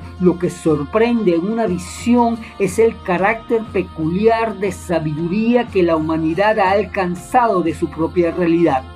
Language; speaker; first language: Spanish; native; Spanish